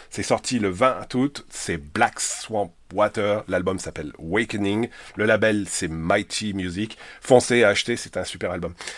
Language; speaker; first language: French; native; French